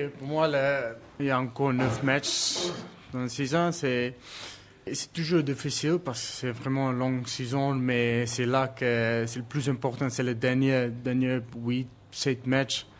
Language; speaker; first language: French; non-native, learner; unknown